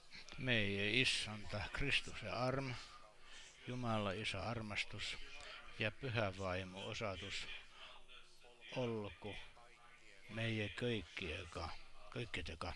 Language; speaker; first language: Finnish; non-native, learner; Estonian